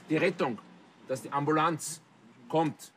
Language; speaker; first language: German; native; German